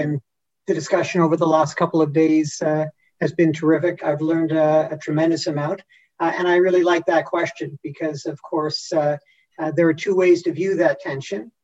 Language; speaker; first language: English; native; English